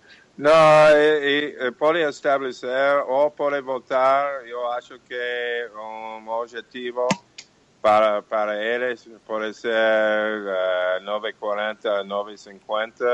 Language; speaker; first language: Portuguese; non-native, fluent; English